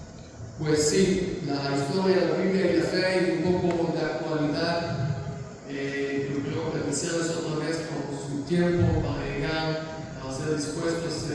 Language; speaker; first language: Spanish; non-native, fluent; Hebrew